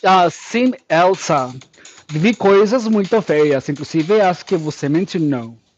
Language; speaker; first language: Portuguese; non-native, learner; English